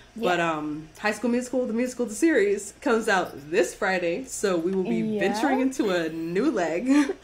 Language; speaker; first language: English; native; English